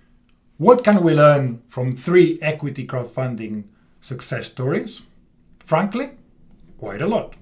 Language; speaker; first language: English; non-native, fluent; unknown